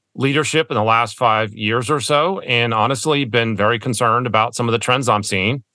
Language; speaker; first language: English; early bilingual, other home language; German